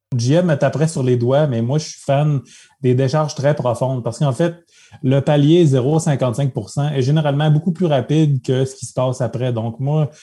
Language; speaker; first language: French; native; French